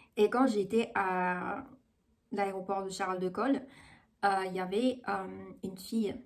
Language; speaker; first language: French; non-native, fluent; Chinese